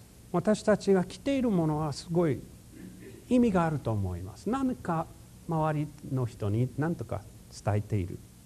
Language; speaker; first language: Japanese; non-native, fluent; English